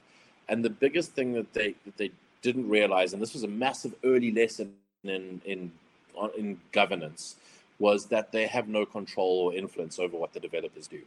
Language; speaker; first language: English; native; English